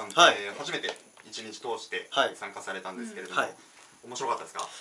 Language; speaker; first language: Japanese; non-native, fluent; Korean